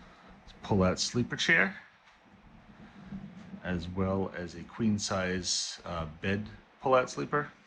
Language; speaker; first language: English; native; English